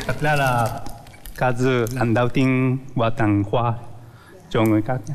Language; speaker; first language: Vietnamese; non-native, learner; Japanese